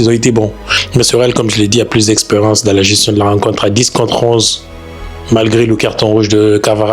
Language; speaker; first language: French; native; French